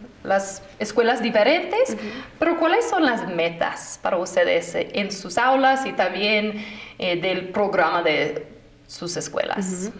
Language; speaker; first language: Spanish; non-native, fluent; English